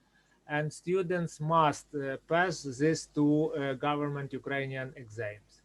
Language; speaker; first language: English; non-native, learner; Ukrainian